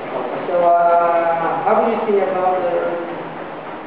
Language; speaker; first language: English; non-native, learner; Vietnamese